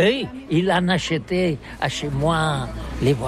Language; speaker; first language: French; non-native, learner; Catalan